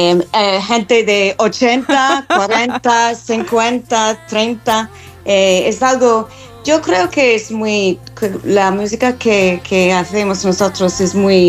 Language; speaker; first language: Spanish; non-native, learner; English